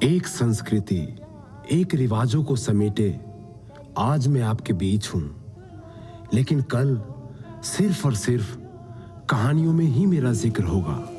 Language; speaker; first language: Hindi; native; Hindi